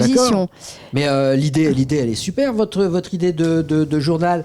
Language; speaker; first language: French; native; French